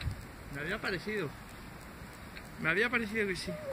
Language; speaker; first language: Spanish; native; Spanish